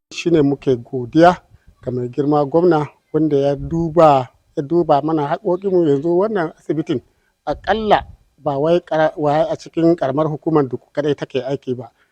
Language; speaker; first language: Hausa; native; Hausa